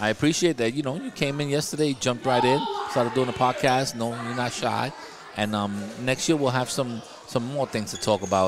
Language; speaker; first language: English; native; English